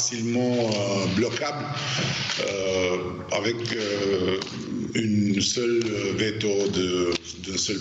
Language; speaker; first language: French; non-native, fluent; Albanian